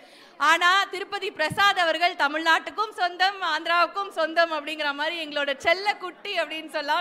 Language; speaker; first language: Tamil; native; Tamil